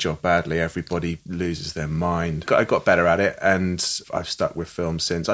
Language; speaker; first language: English; native; English